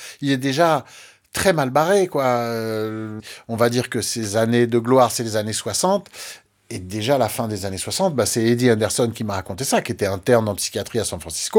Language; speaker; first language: French; native; French